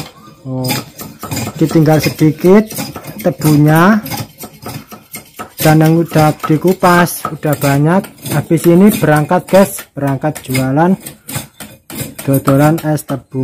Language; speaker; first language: Indonesian; non-native, local second language; Javanese